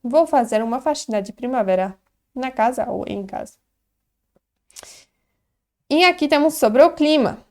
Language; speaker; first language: Portuguese; non-native, fluent; Polish